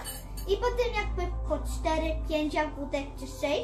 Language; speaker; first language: Polish; early bilingual, heritage; Polish